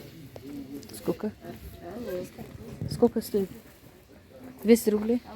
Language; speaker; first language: Russian; non-native, local second language; Tajik